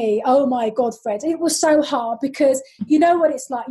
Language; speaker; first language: English; native; English